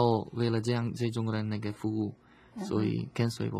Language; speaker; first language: Chinese; non-native, fluent; Slovak